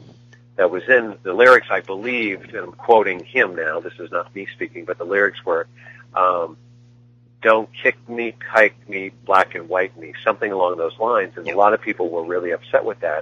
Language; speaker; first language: English; native; English